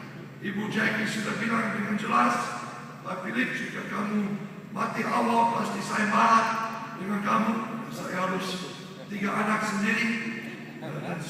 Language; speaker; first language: Indonesian; non-native, learner; English